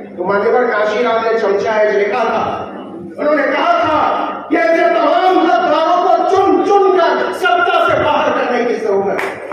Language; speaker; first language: Hindi; native; Hindi